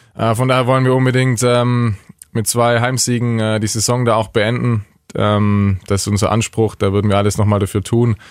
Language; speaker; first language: German; native; German